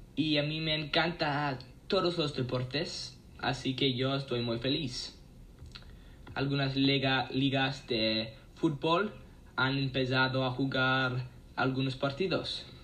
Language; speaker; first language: Spanish; non-native, learner; English